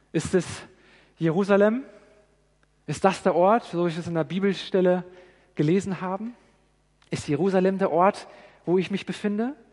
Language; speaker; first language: German; native; German